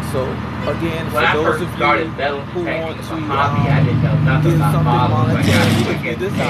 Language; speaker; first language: English; native; English